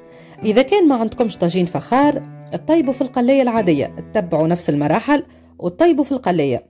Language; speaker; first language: Arabic; native; Arabic